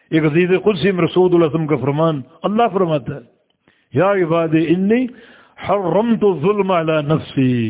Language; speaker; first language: Urdu; native; Urdu